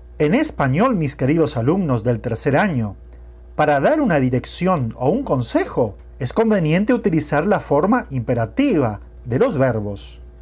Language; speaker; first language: Spanish; non-native, fluent; Portuguese